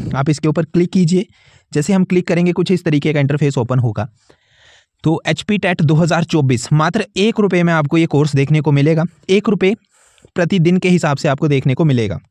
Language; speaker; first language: Hindi; native; Hindi